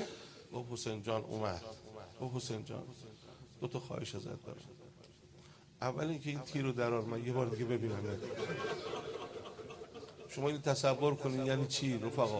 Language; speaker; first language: Persian; native; Persian